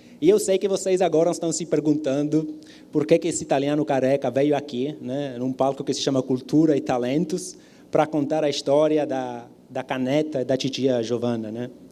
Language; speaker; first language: Portuguese; non-native, fluent; Italian